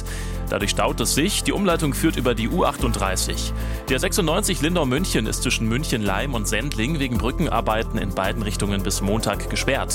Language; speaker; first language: German; native; German